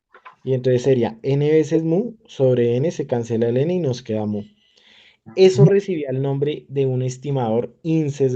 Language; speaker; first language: Spanish; native; Spanish